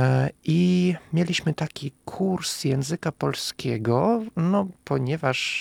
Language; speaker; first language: Polish; non-native, fluent; Russian